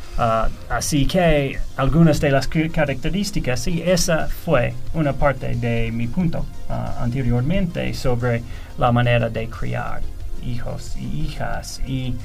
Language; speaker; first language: Spanish; non-native, fluent; English